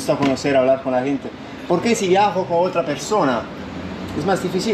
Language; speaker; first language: Spanish; non-native, learner; Italian